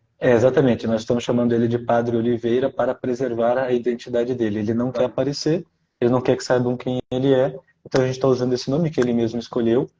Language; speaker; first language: Portuguese; native; Portuguese